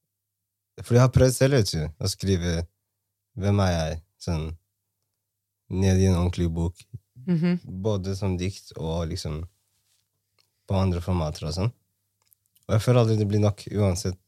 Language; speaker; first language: Norwegian; early bilingual, other home language; Somali